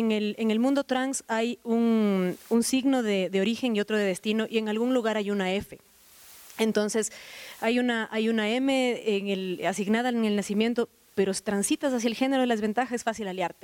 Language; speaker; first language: Spanish; native; Spanish